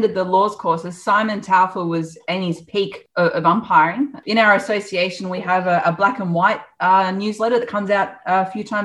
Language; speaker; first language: English; native; English